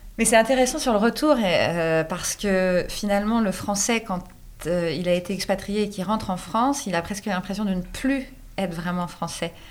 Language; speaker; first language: French; native; French